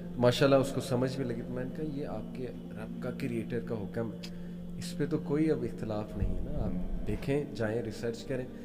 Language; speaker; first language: Urdu; native; Urdu